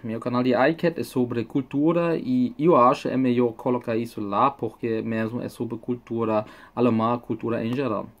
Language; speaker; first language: Portuguese; non-native, fluent; German